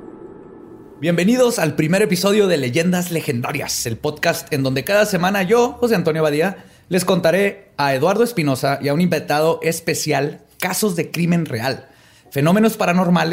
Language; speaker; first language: Spanish; native; Spanish